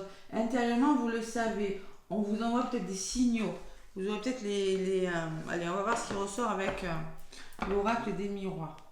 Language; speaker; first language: French; native; French